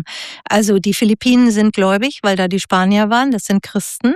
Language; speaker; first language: German; native; German